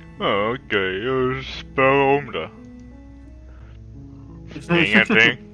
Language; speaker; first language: Norwegian; non-native, learner; Swedish